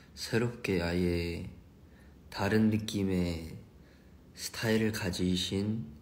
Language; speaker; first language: Korean; early bilingual, heritage; Korean